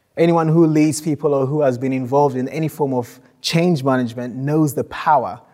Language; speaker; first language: English; non-native, local second language; Akan